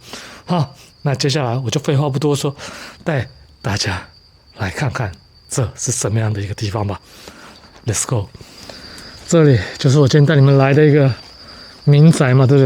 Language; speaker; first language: Chinese; native; Chinese